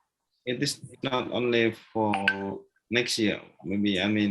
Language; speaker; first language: English; non-native, learner; Malay